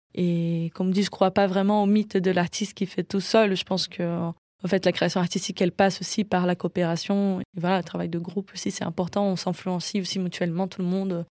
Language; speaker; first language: French; non-native, fluent; Portuguese